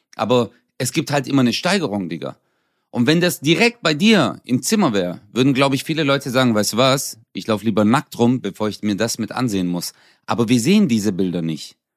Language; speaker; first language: German; early bilingual, other home language; Turkish